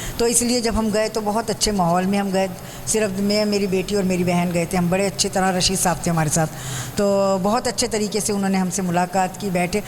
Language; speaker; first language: Urdu; native; Urdu